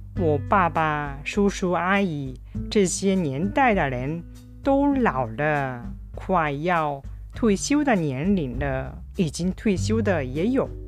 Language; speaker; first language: Chinese; non-native, fluent; Japanese